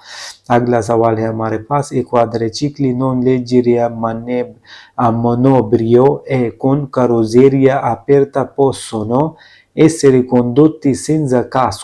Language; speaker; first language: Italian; non-native, learner; Urdu